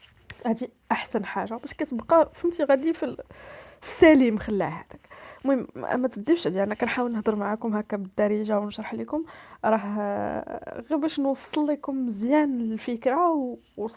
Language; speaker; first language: Arabic; native; Arabic